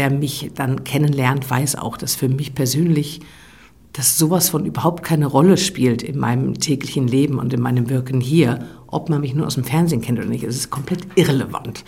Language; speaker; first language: German; native; German